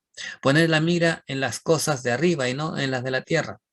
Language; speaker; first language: Spanish; native; Spanish